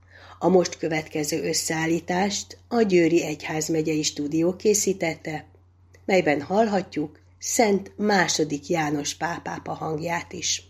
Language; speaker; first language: Hungarian; native; Hungarian